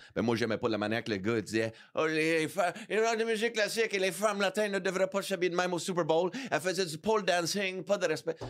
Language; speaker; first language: French; early bilingual, heritage; English